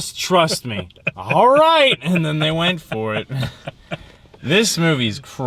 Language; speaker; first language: English; native; English